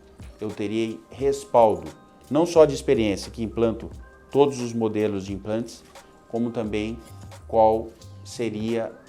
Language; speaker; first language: Portuguese; native; Portuguese